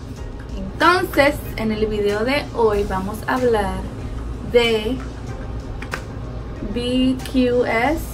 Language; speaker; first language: Spanish; early bilingual, heritage; Spanish